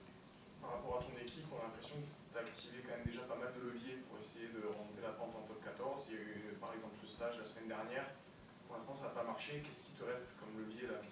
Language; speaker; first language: French; native; French